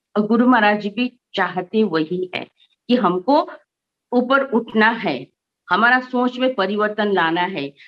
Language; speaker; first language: Hindi; non-native, local second language; Nepali